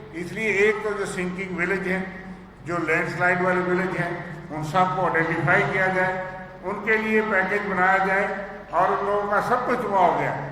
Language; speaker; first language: Urdu; non-native, local second language; Dogri